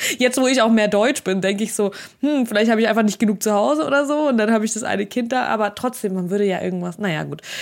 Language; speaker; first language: German; early bilingual, other home language; Russian